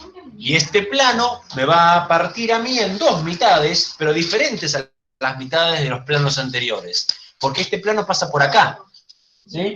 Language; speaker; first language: Spanish; native; Spanish